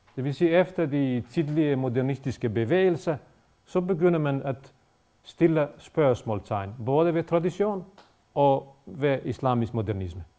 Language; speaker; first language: Danish; non-native, fluent; Bosnian